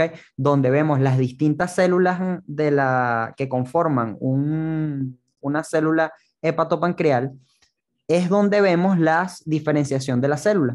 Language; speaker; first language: Spanish; native; Spanish